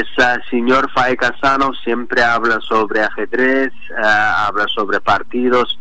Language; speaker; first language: Spanish; non-native, learner; Azerbaijani